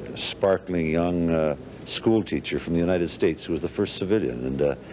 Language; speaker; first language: English; native; English